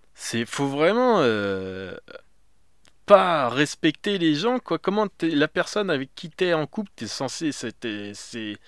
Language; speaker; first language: French; native; French